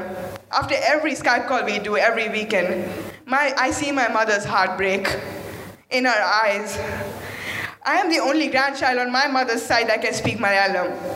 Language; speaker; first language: English; non-native, fluent; Malayalam